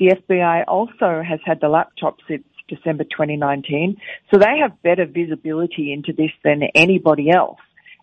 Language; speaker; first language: English; native; English